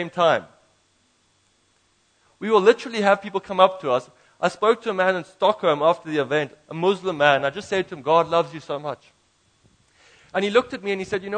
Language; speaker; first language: English; native; English